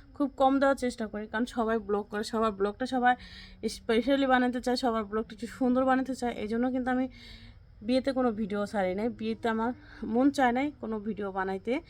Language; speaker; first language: Bangla; native; Bangla